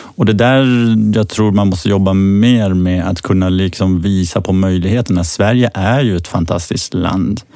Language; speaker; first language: Swedish; early bilingual, other home language; Persian